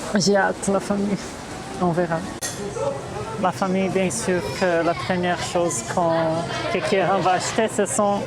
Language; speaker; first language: French; non-native, fluent; Portuguese